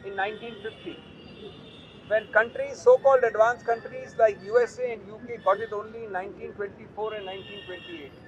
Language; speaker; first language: English; non-native, local second language; Hindi